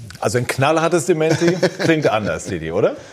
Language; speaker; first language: German; native; German